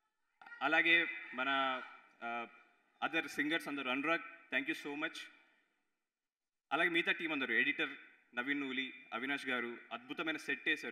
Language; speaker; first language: Telugu; native; Telugu